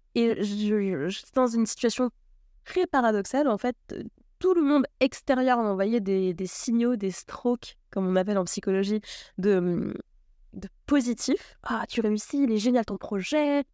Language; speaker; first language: French; native; French